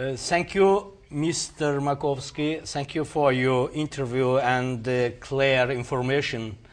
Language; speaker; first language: English; non-native, learner; Azerbaijani